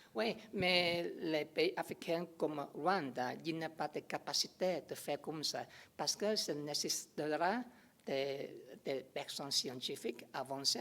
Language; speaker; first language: French; non-native, learner; English